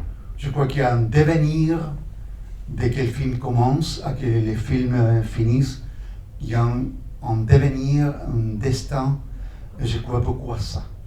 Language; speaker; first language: French; non-native, fluent; Spanish